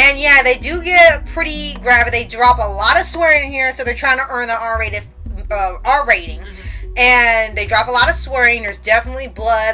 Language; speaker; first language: English; native; English